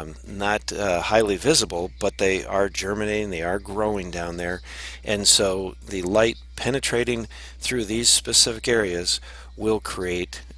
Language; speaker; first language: English; native; English